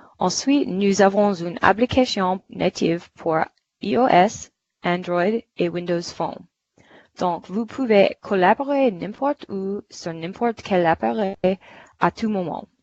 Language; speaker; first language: French; non-native, fluent; English